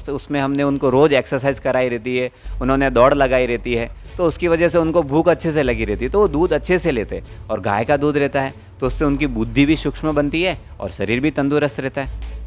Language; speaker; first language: Hindi; non-native, local second language; Gujarati